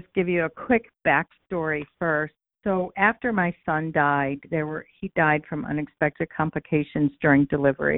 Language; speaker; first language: English; native; English